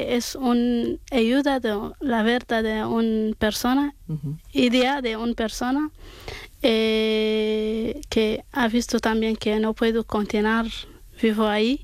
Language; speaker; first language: Spanish; non-native, learner; Arabic